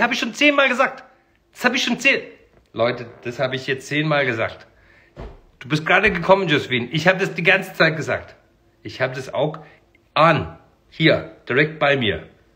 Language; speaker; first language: German; non-native, fluent; English